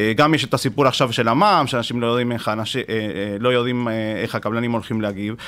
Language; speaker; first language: Hebrew; non-native, fluent; Spanish